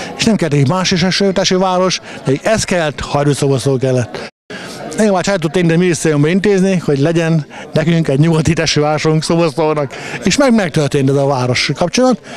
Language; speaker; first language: Hungarian; non-native, fluent; German